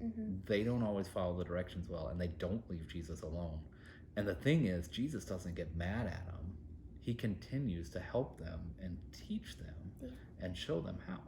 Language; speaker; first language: English; native; English